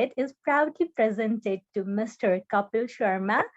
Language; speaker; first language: English; non-native, local second language; Nepali